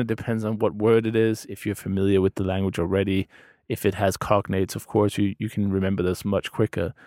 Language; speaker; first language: English; non-native, fluent; Danish